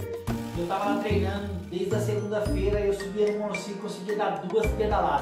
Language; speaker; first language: Portuguese; native; Portuguese